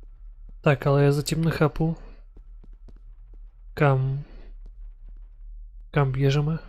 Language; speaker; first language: Czech; non-native, learner; Ukrainian